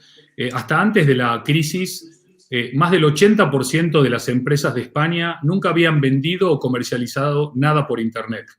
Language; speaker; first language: Spanish; native; Spanish